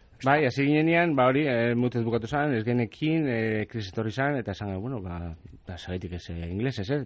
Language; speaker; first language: Basque; native; Basque